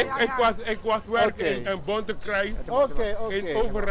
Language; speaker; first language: Dutch; non-native, learner; Papiamento